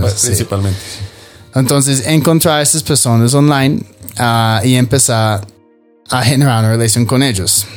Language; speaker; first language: Spanish; non-native, fluent; English